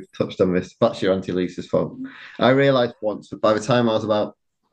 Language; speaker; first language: English; native; English